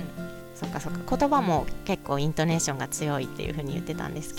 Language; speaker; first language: Japanese; native; Japanese